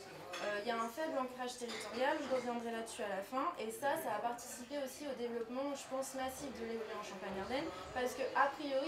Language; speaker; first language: French; native; French